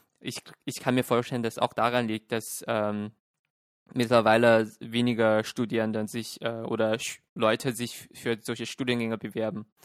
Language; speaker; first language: German; non-native, fluent; Chinese